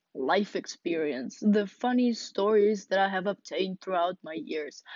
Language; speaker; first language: English; non-native, fluent; Russian